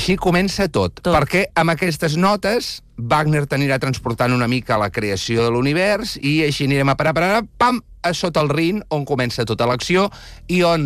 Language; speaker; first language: Catalan; native; Catalan